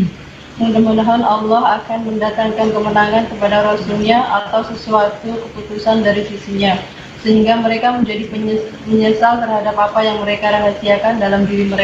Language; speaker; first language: Indonesian; native; Indonesian